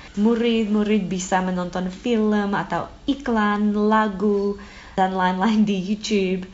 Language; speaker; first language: Indonesian; non-native, fluent; English